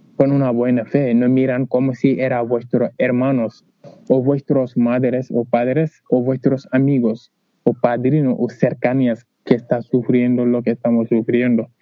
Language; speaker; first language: Spanish; non-native, learner; Wolof